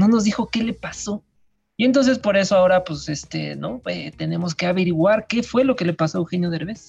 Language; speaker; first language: Spanish; native; Spanish